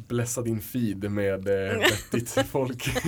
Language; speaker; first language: Swedish; native; Swedish